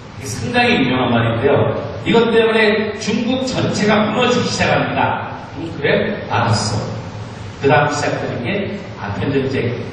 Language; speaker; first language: Korean; native; Korean